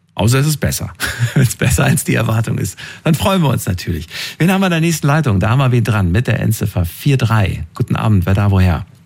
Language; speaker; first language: German; native; German